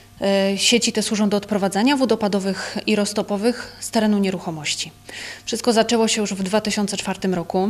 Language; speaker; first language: Polish; native; Polish